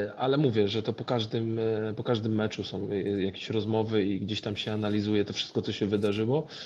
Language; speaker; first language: Polish; native; Polish